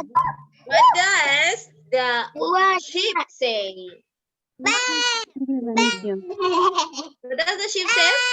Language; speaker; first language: English; non-native, fluent; Spanish